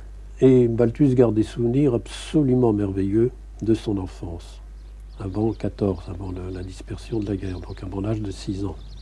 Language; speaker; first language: French; native; French